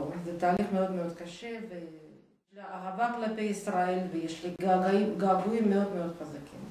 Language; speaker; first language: Hebrew; non-native, fluent; Russian